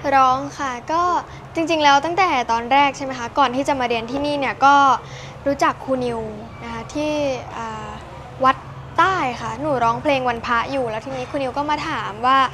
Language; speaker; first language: Thai; native; Thai